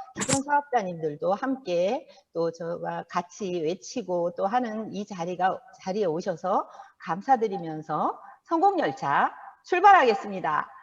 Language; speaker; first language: Korean; native; Korean